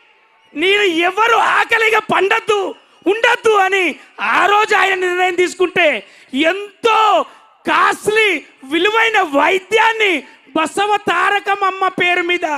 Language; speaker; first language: Telugu; native; Telugu